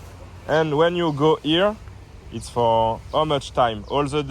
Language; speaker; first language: English; non-native, learner; French